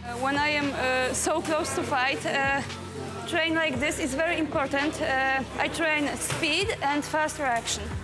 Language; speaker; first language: English; non-native, learner; Polish